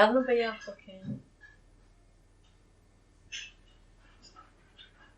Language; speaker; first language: Hebrew; non-native, fluent; Yiddish